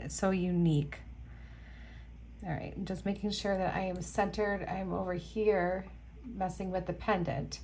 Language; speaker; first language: English; native; English